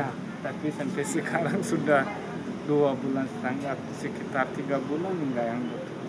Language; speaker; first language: Indonesian; non-native, learner; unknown